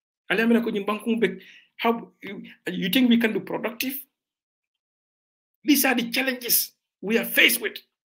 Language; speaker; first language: English; non-native, local second language; Mandingo